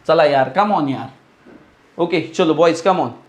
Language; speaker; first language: Hindi; non-native, local second language; Marathi